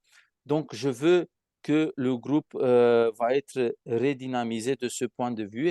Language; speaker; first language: French; non-native, fluent; Romanian